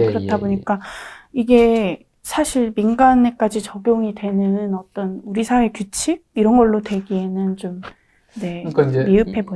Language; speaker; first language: Korean; native; Korean